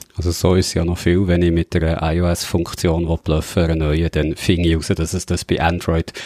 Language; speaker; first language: German; native; German